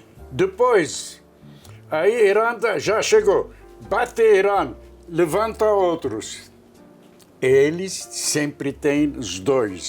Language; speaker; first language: Portuguese; non-native, fluent; Arabic